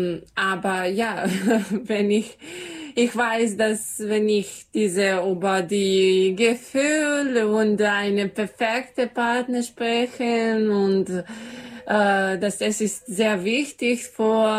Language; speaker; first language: German; non-native, learner; Serbian